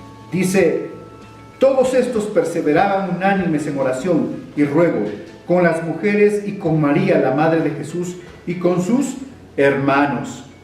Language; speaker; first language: Spanish; native; Spanish